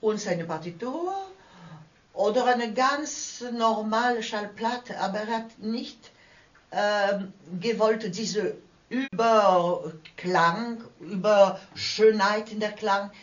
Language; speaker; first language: German; non-native, fluent; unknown